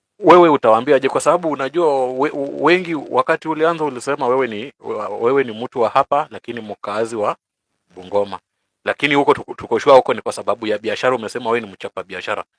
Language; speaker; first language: Swahili; non-native, local second language; Luyia